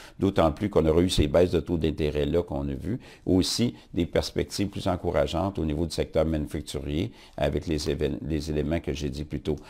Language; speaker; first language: French; native; French